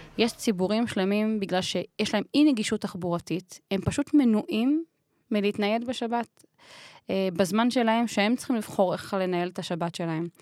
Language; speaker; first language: Hebrew; native; Hebrew